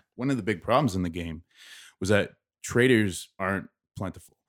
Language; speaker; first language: English; native; English